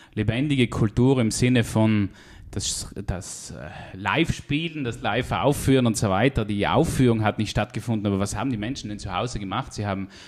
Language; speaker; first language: German; native; German